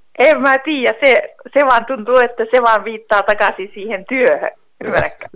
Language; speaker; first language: Finnish; early bilingual, heritage; Finnish